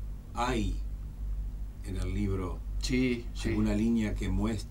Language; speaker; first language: Spanish; native; Spanish